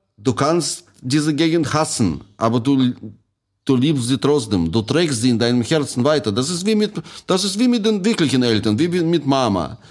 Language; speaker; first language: German; non-native, fluent; Russian